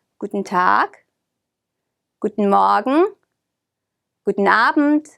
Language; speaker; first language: German; non-native, fluent; Korean